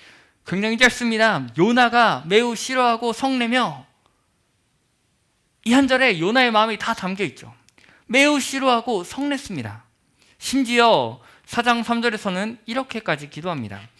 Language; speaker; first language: Korean; native; Korean